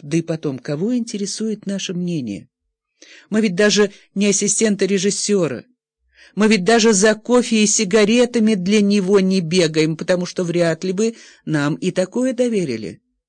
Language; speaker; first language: Russian; native; Russian